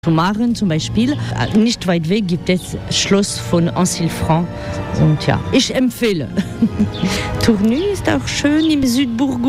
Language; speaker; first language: German; non-native, learner; French